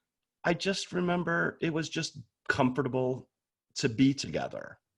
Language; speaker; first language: English; native; English